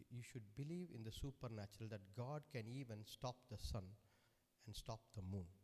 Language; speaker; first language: English; non-native, local second language; Tamil